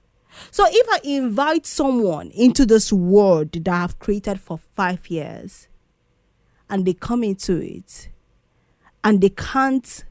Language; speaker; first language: English; non-native, local second language; Igbo